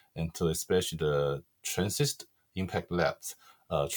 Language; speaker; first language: English; non-native, fluent; Chinese